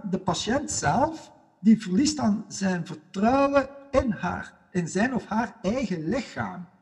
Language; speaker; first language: Dutch; native; Dutch